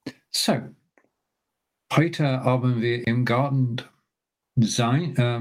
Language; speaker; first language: German; non-native, learner; English